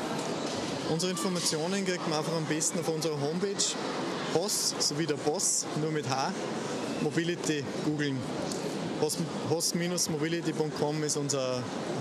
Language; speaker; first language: German; native; German